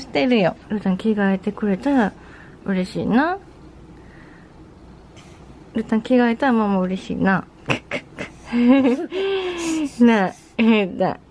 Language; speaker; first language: Japanese; native; Japanese